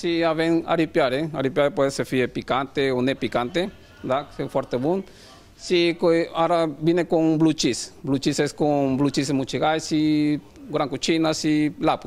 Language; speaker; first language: Romanian; non-native, learner; Spanish